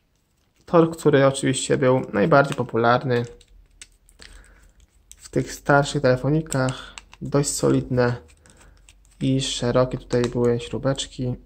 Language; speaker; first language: Polish; native; Polish